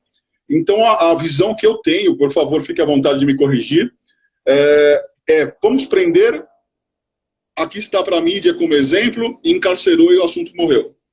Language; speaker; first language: Portuguese; native; Portuguese